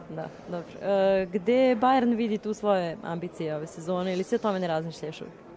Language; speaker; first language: Bosnian; native; Bosnian